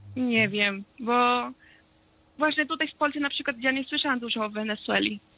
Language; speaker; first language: Polish; non-native, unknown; Spanish